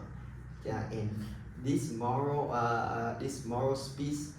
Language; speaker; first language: English; non-native, learner; Vietnamese